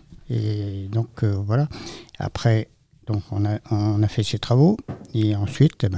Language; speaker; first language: French; native; French